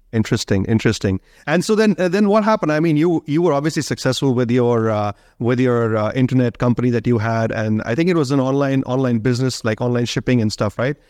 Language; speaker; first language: English; non-native, local second language; Hindi